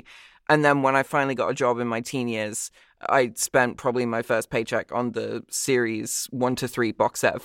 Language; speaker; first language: English; native; English